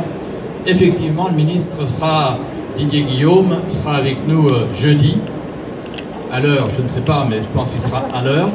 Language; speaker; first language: French; native; French